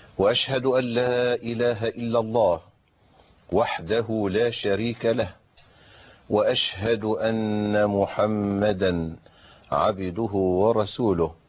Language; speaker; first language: Arabic; native; Arabic